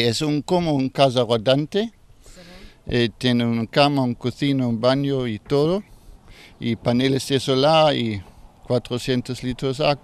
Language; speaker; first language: Spanish; non-native, learner; German